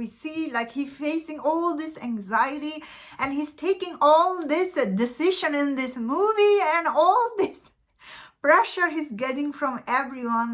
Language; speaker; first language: English; non-native, fluent; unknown